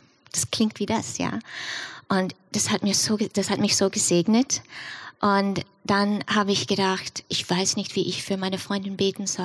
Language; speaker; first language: German; non-native, fluent; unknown